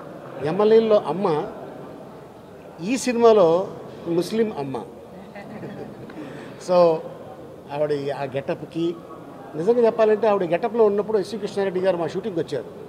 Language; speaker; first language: Telugu; native; Telugu